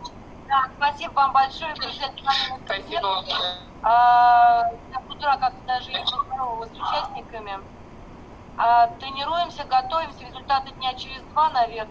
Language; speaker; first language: Russian; native; Russian